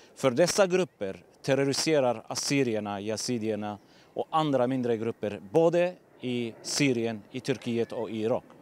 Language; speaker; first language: Swedish; non-native, fluent; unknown